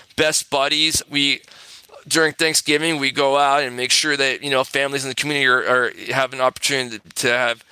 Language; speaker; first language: English; native; English